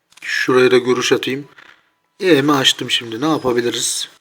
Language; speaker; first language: Turkish; native; Turkish